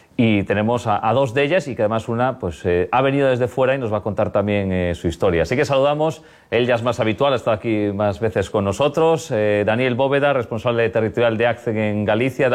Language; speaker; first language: Spanish; native; Spanish